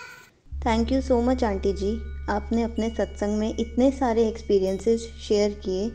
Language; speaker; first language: Hindi; native; Hindi